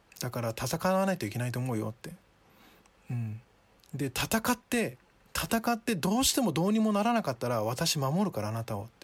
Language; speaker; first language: Japanese; early bilingual, other home language; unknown